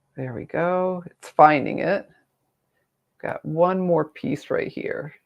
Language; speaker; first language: English; native; English